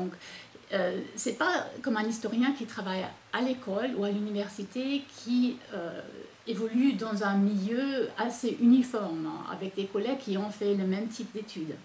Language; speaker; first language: French; non-native, fluent; German